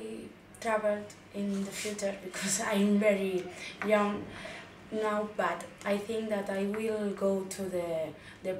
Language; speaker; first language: English; non-native, learner; Spanish